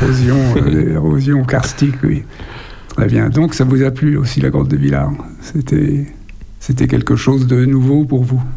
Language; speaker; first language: French; native; French